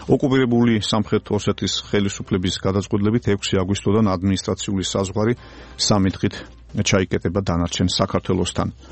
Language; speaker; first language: Georgian; native; Georgian